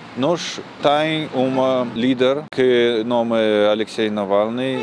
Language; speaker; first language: Portuguese; non-native, learner; Russian